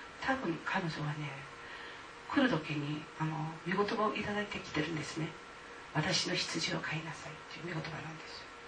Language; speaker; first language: Japanese; non-native, fluent; Korean